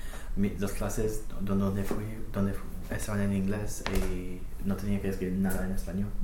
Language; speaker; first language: Spanish; non-native, fluent; English